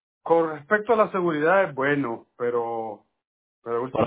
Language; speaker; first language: Spanish; native; Spanish